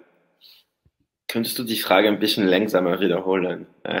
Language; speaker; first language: German; non-native, learner; French